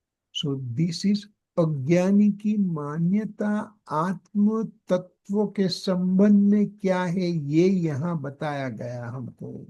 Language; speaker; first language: Hindi; non-native, local second language; Gujarati